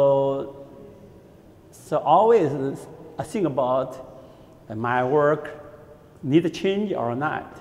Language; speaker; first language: English; non-native, learner; Chinese